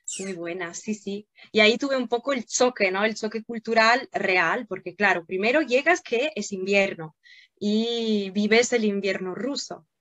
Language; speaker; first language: Spanish; non-native, fluent; Italian